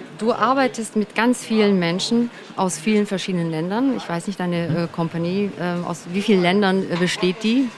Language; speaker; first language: German; early bilingual, other home language; Turkish